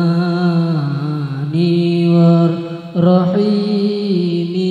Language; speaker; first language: Arabic; non-native, learner; Indonesian